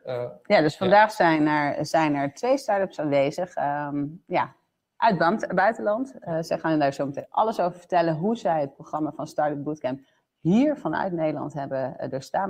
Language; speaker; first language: Dutch; native; Dutch